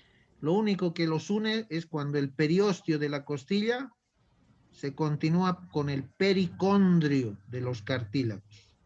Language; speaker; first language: Spanish; native; Spanish